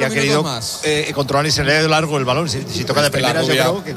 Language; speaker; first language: Spanish; native; Spanish